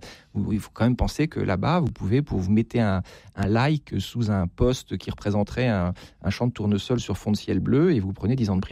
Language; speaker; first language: French; native; French